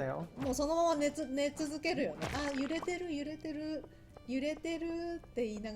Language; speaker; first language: Japanese; native; Japanese